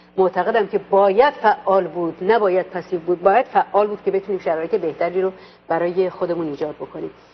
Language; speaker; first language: Persian; non-native, local second language; Azerbaijani